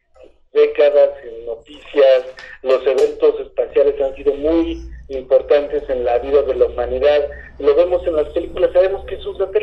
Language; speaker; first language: Spanish; native; Spanish